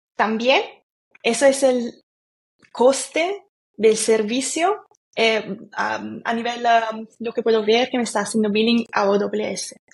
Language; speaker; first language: Spanish; non-native, fluent; Italian